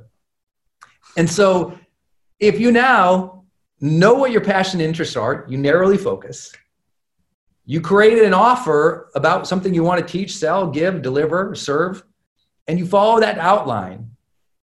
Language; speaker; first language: English; native; English